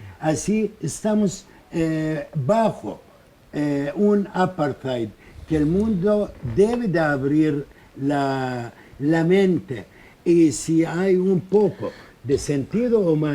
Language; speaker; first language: Spanish; non-native, fluent; Arabic